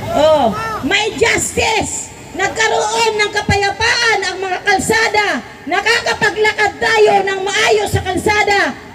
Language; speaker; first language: Filipino; non-native, local second language; Waray